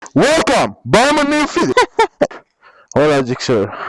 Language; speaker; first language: Dutch; native; Dutch